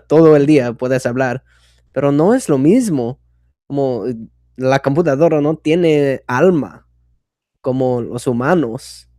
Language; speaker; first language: Spanish; non-native, fluent; English